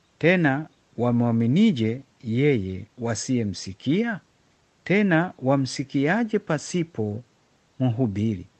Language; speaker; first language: Swahili; non-native, local second language; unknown